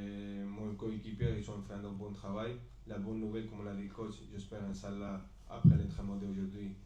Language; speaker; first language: French; non-native, fluent; Spanish